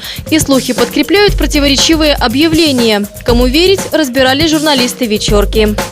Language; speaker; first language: Russian; native; Russian